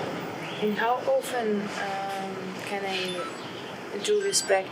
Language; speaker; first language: English; non-native, learner; Russian